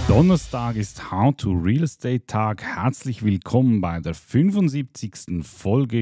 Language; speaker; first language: German; native; German